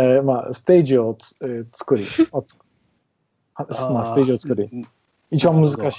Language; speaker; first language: Japanese; non-native, learner; English